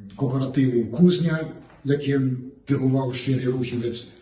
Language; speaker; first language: Ukrainian; native; Ukrainian